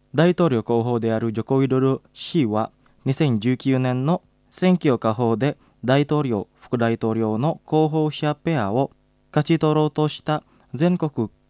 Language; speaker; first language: Japanese; non-native, fluent; Indonesian